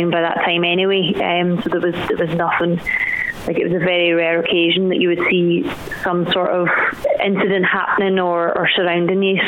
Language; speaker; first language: English; native; English